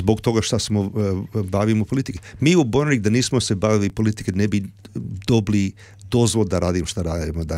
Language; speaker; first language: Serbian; early bilingual, heritage; Croatian